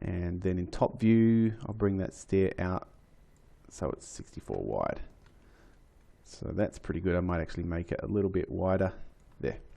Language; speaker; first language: English; native; English